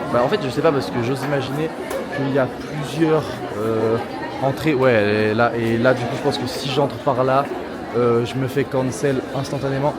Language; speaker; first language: French; native; French